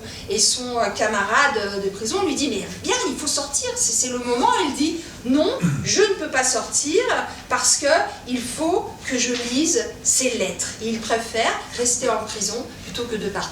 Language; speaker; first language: French; native; French